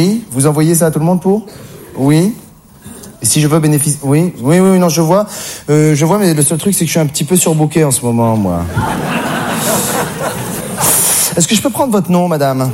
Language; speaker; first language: French; native; French